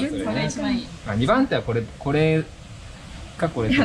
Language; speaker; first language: Japanese; native; Japanese